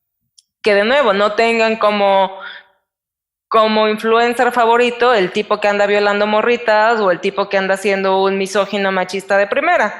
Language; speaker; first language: Spanish; native; Spanish